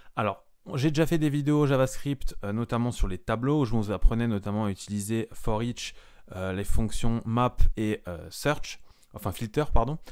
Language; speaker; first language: French; native; French